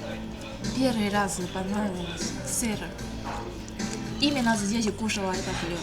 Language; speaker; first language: Russian; non-native, learner; Chinese